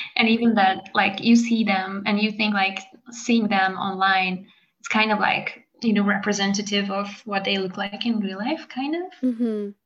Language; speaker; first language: English; non-native, fluent; Hungarian